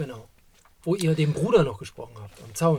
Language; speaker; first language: German; native; German